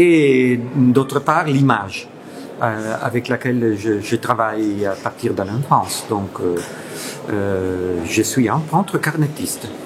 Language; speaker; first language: French; non-native, fluent; Italian